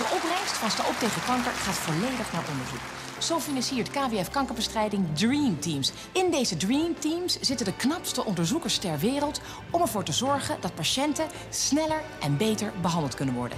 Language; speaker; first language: Dutch; native; Dutch